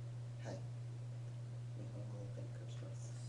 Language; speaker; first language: Japanese; non-native, learner; English